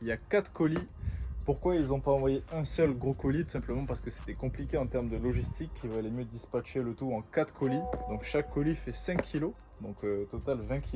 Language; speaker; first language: French; native; French